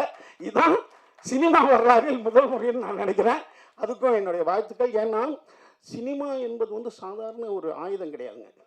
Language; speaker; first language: Tamil; native; Tamil